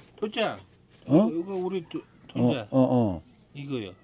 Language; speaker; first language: Korean; non-native, learner; Mongolian